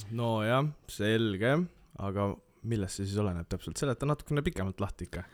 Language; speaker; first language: Estonian; native; Estonian